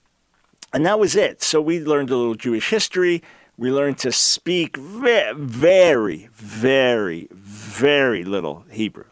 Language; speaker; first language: English; native; English